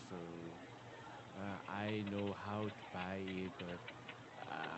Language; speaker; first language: English; non-native, learner; Korean